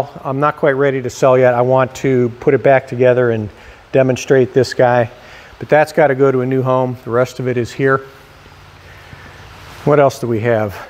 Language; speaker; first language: English; native; English